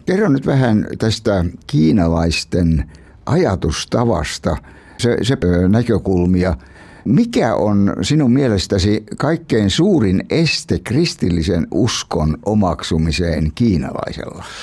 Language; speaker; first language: Finnish; native; Finnish